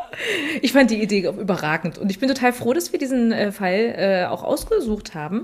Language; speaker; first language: German; native; German